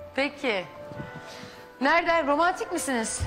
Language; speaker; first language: Turkish; native; Turkish